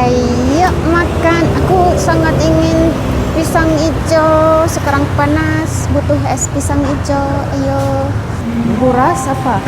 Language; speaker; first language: Indonesian; non-native, fluent; Arabic